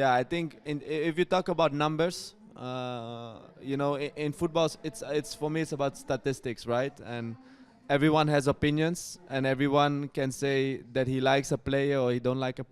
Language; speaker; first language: English; non-native, fluent; Dutch